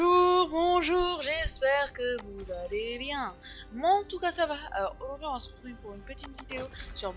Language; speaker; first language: French; native; French